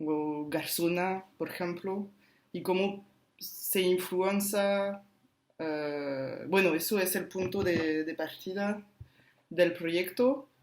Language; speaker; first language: Spanish; non-native, fluent; French